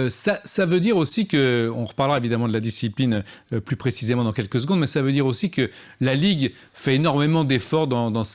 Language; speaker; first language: French; native; French